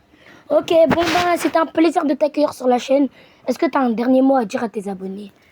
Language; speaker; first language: French; native; French